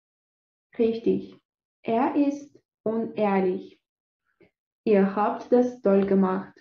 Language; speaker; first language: German; non-native, fluent; Russian